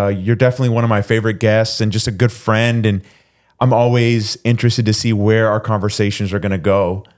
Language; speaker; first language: English; early bilingual, other home language; Spanish